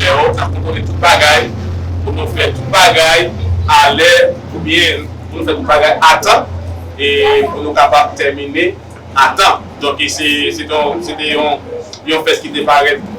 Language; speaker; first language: French; non-native, learner; Haitian Creole